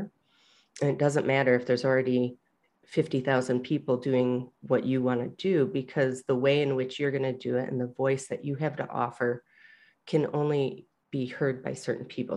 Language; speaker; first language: English; native; English